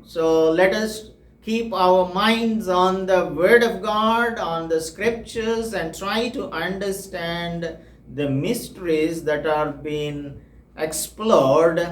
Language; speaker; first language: English; non-native, local second language; Telugu